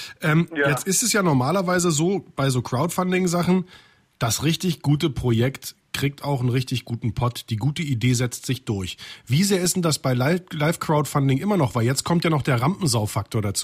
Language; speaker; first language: German; native; German